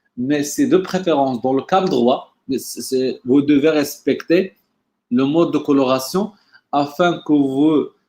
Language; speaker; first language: French; non-native, local second language; Arabic